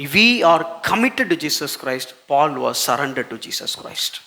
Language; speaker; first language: English; non-native, local second language; Tamil